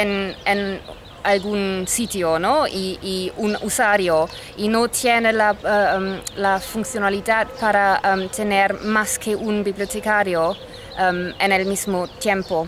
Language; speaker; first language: Spanish; non-native, fluent; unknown